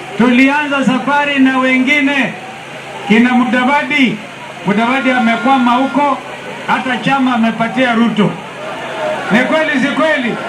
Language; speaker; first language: Swahili; non-native, local second language; Kamba